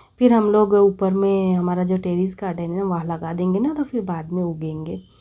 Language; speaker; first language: Hindi; non-native, local second language; Bangla